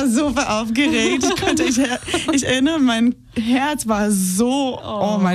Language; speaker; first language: German; non-native, fluent; Hebrew